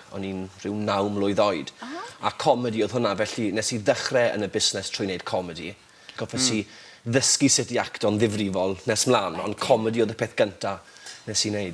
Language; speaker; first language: Welsh; native; Welsh